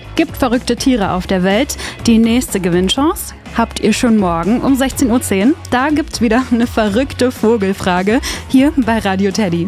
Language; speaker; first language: German; native; German